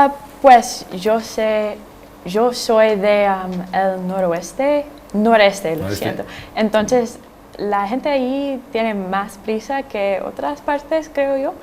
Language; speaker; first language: Spanish; non-native, fluent; English